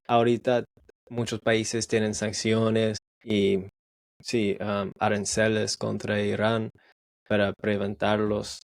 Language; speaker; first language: Spanish; non-native, learner; English